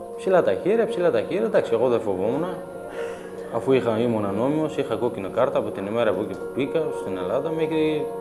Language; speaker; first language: Greek; non-native, learner; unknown